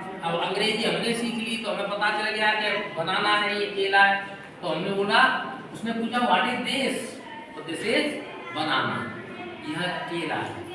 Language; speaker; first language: Hindi; native; Hindi